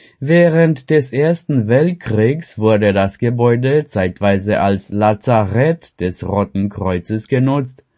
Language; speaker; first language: German; non-native, fluent; Romanian